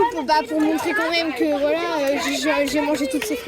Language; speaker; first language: French; native; French